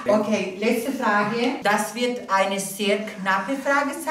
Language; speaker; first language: German; non-native, local second language; Italian